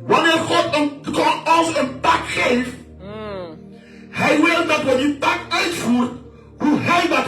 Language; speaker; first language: Dutch; non-native, fluent; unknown